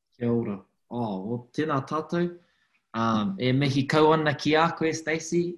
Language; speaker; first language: Māori; non-native, local second language; English